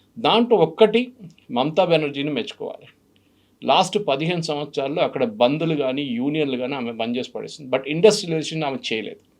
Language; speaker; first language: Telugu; non-native, fluent; Malayalam